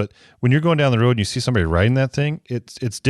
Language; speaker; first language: English; native; English